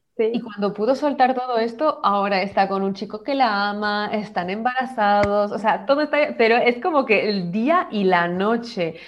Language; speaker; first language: Spanish; native; Spanish